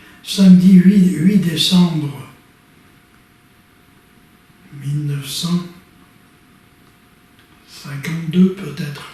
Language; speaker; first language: French; native; French